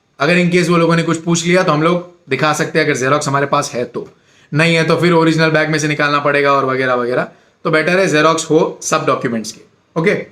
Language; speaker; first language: Hindi; non-native, local second language; Gujarati